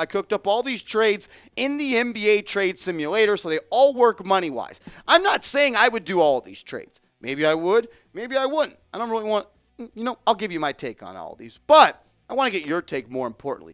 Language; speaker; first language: English; native; English